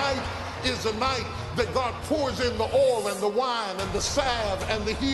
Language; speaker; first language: English; native; English